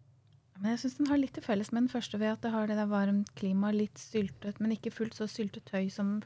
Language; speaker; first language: Norwegian; native; Norwegian